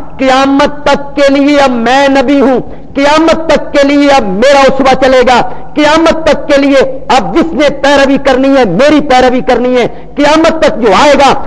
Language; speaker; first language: Urdu; non-native, local second language; Punjabi